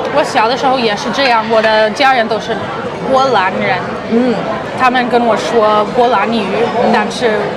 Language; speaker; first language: Chinese; non-native, learner; English